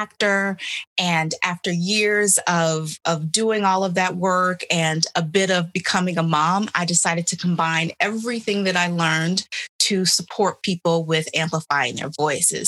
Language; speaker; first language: English; native; English